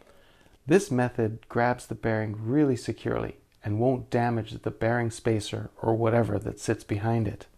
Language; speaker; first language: English; native; English